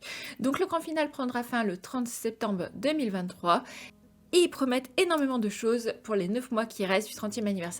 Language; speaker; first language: French; native; French